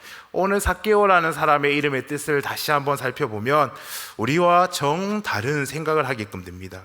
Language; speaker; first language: Korean; native; Korean